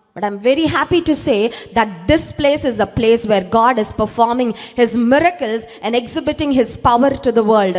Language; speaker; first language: English; non-native, local second language; Telugu